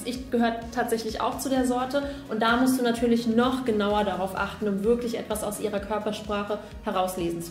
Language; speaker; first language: German; native; German